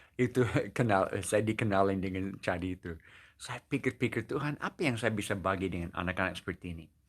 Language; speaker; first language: Indonesian; non-native, fluent; English